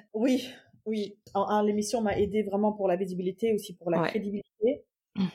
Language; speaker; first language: French; non-native, fluent; German